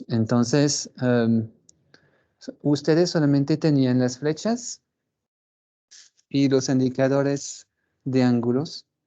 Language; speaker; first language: Spanish; non-native, fluent; French